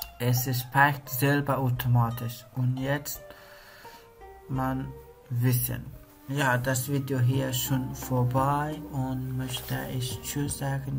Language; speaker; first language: German; non-native, learner; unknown